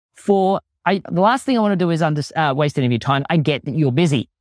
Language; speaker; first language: English; native; English